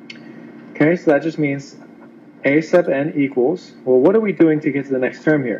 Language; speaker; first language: English; native; English